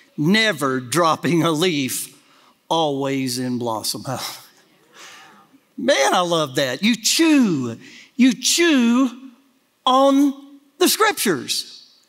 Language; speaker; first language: English; native; English